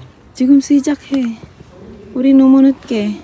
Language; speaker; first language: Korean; non-native, learner; Filipino